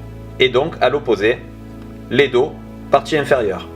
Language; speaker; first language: French; native; French